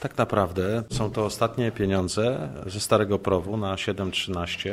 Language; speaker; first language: Polish; native; Polish